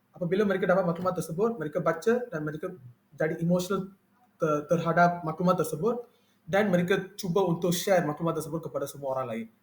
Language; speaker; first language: Malay; non-native, local second language; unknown